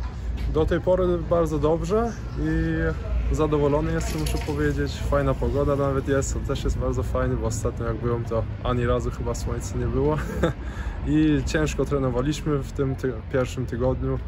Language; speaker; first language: Polish; early bilingual, heritage; Polish